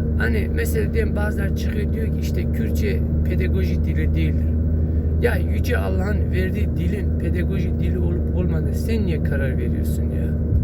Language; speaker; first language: Turkish; non-native, local second language; Kurdish